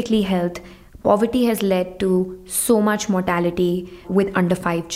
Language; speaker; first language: English; non-native, local second language; Hindi